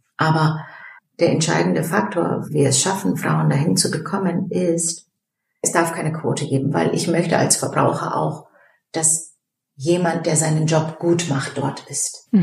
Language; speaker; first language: German; early bilingual, other home language; Turkish